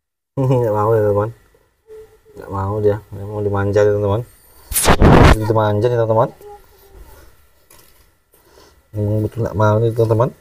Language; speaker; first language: Indonesian; native; Indonesian